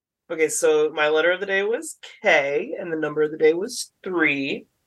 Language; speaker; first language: English; native; English